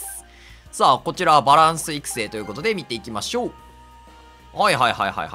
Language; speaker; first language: Japanese; native; Japanese